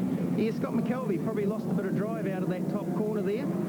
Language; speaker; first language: English; native; English